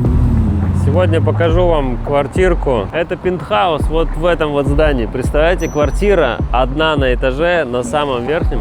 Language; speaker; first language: Russian; native; Russian